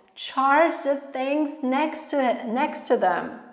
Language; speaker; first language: English; non-native, fluent; Polish